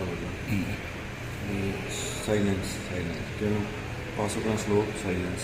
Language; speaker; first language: Filipino; non-native, learner; Punjabi